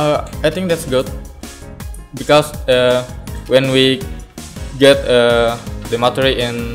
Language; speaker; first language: English; non-native, learner; Indonesian